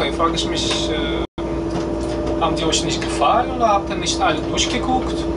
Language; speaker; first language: German; non-native, fluent; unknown